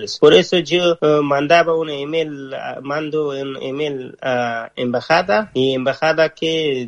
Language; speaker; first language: Spanish; non-native, learner; Persian